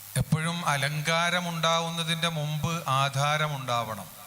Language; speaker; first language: Malayalam; native; Malayalam